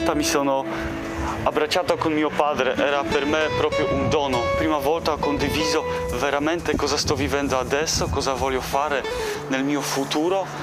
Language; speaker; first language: Italian; non-native, learner; Polish